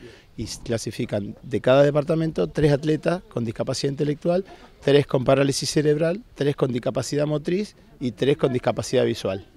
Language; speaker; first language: Spanish; native; Spanish